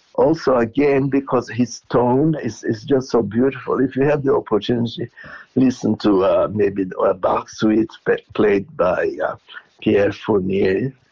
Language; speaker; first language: English; non-native, fluent; Portuguese